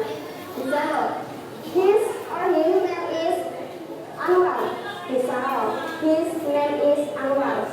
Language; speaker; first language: English; non-native, learner; Indonesian